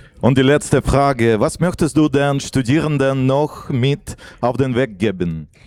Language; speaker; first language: German; non-native, fluent; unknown